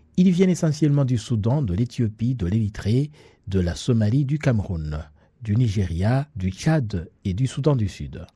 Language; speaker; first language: French; non-native, local second language; Kinyarwanda